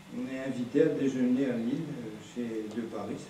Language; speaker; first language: French; native; French